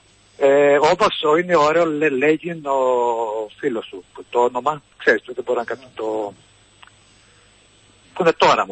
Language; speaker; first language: Greek; non-native, learner; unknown